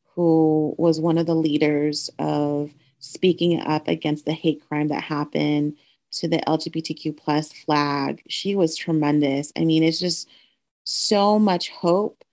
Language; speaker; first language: English; early bilingual, other home language; Spanish